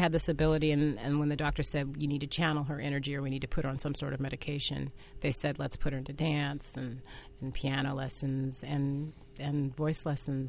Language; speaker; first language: English; native; English